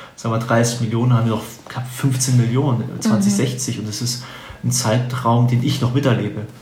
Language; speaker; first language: German; native; German